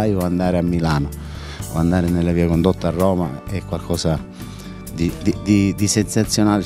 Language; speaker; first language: Italian; native; Italian